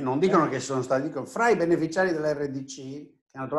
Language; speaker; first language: Italian; native; Italian